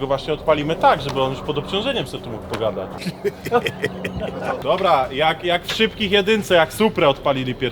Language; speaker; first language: Polish; native; Polish